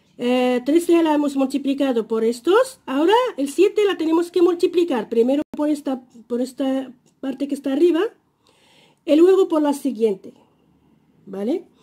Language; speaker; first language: Spanish; non-native, fluent; Arabic